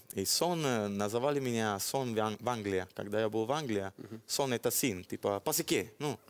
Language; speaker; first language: Russian; non-native, fluent; Italian